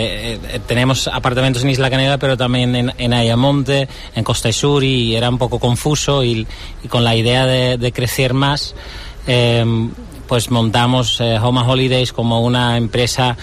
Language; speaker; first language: Spanish; non-native, fluent; Dutch